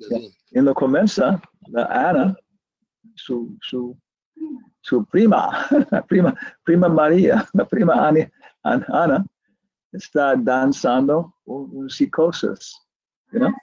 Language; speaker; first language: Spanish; non-native, learner; English